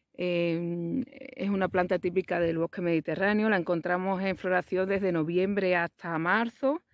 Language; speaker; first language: Spanish; native; Spanish